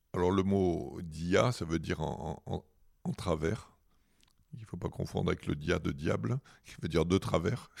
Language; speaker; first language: French; native; French